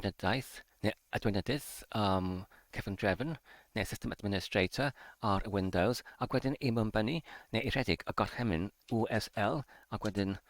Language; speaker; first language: Welsh; non-native, learner; English